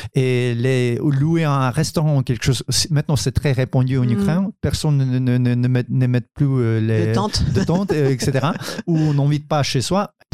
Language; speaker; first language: French; non-native, fluent; Ukrainian